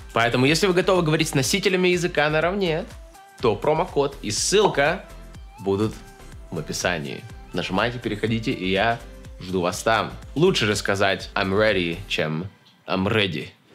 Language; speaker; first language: Russian; native; Russian